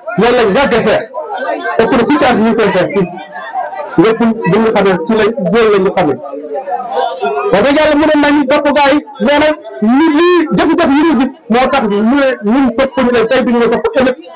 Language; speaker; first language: Wolof; non-native, local second language; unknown